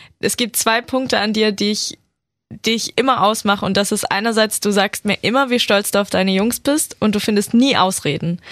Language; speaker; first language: German; native; German